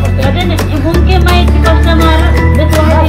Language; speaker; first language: Arabic; non-native, learner; Nepali